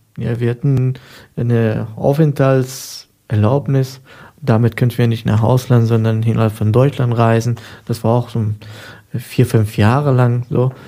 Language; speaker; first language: German; non-native, fluent; Persian